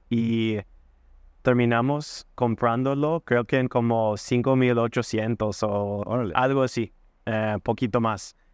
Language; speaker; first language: Spanish; non-native, fluent; English